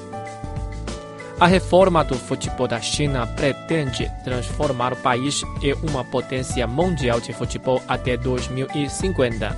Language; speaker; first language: Portuguese; non-native, fluent; Chinese